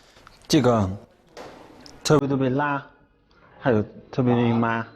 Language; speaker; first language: Chinese; non-native, learner; English